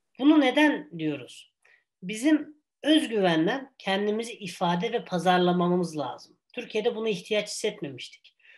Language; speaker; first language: Turkish; native; Turkish